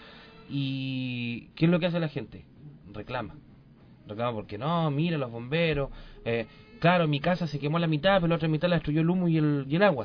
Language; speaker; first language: Spanish; native; Spanish